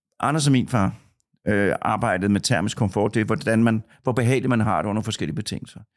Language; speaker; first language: Danish; native; Danish